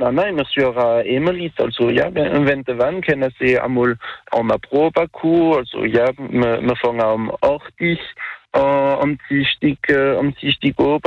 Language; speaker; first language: German; non-native, local second language; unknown